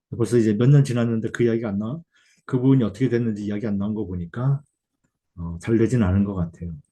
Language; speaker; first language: Korean; native; Korean